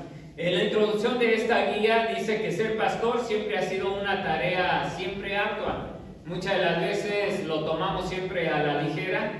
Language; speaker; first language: Spanish; native; Spanish